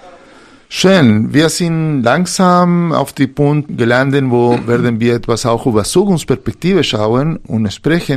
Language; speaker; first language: German; non-native, fluent; Spanish